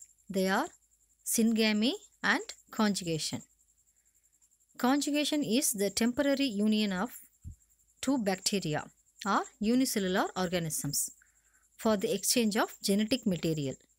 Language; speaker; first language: English; non-native, local second language; Tamil